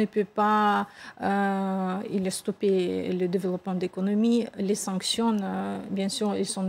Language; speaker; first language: French; non-native, fluent; Russian